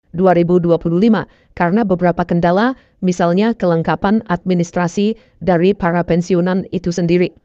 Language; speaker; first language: Indonesian; native; Indonesian